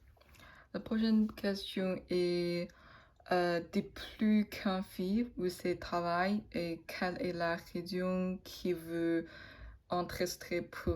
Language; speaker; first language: French; non-native, learner; Chinese